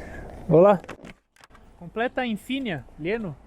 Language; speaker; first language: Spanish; non-native, learner; Portuguese